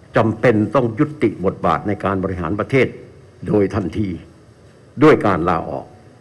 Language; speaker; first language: Thai; native; Thai